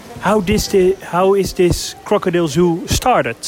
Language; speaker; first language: English; non-native, learner; Dutch